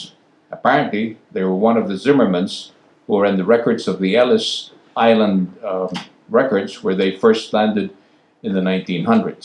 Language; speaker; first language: English; non-native, local second language; Filipino